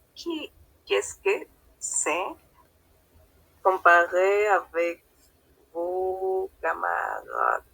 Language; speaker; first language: French; non-native, learner; Spanish